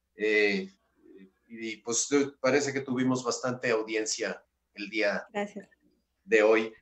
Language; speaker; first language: Spanish; native; Spanish